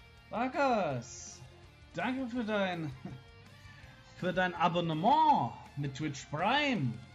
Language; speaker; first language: German; native; German